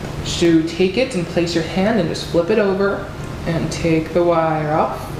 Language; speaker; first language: English; native; English